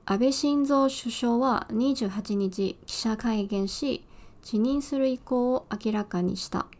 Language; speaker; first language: Japanese; non-native, fluent; Chinese